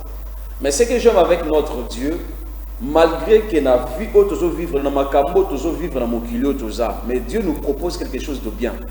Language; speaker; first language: French; non-native, local second language; Lingala